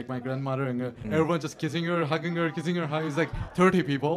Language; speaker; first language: English; non-native, fluent; Turkish